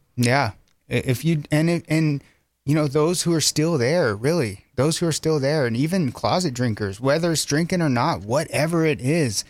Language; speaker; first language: English; native; English